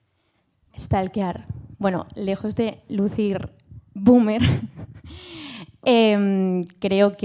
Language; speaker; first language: Spanish; native; Spanish